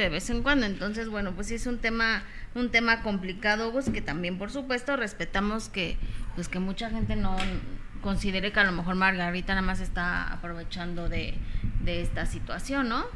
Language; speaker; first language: Spanish; native; Spanish